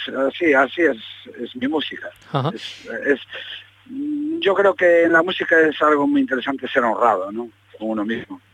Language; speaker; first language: Spanish; native; Spanish